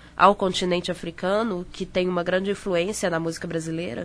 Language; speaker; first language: Portuguese; native; Portuguese